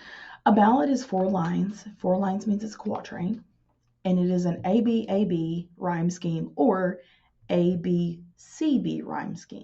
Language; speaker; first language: English; native; English